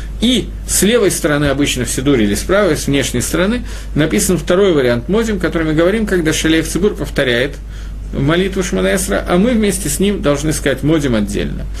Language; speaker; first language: Russian; native; Russian